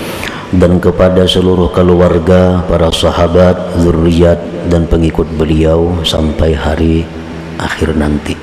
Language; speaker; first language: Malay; non-native, local second language; Banjar